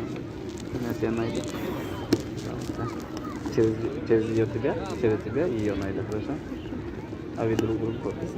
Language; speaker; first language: Russian; non-native, local second language; Tajik